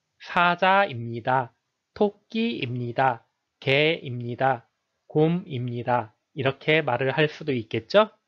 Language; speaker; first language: Korean; native; Korean